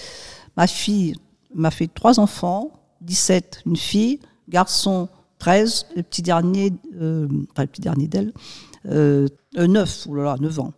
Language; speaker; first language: French; native; French